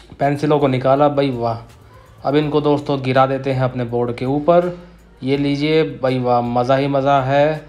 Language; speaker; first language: Hindi; native; Hindi